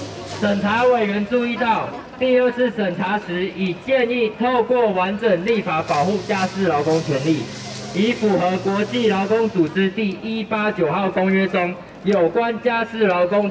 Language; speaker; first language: Chinese; native; Chinese